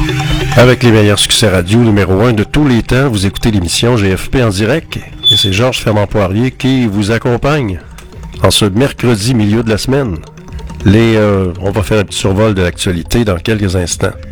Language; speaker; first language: French; native; French